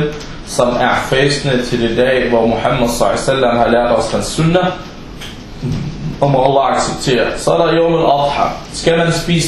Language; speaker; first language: Danish; non-native, fluent; Arabic